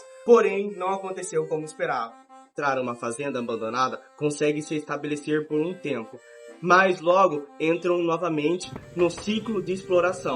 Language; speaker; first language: Portuguese; native; Portuguese